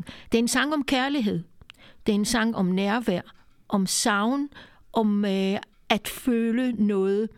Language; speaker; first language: Danish; non-native, fluent; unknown